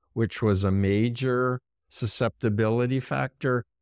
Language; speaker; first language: English; native; English